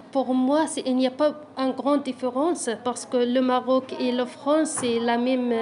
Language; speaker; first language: French; non-native, learner; Arabic